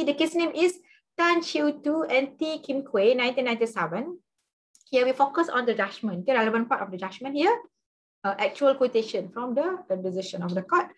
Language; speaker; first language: English; non-native, local second language; Malay